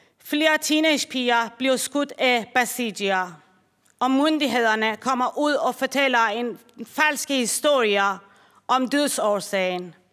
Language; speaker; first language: Danish; non-native, fluent; Persian